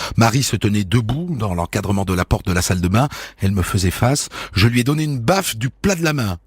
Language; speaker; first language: French; native; French